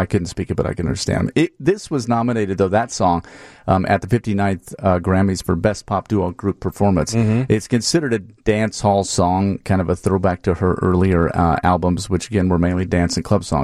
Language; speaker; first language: English; native; English